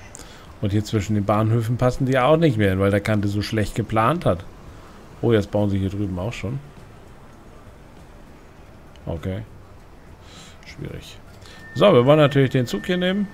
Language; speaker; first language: German; native; German